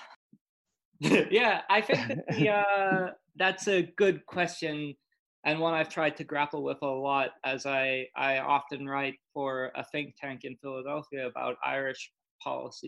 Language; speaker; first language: English; native; English